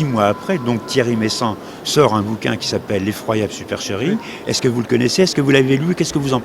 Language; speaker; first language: French; native; French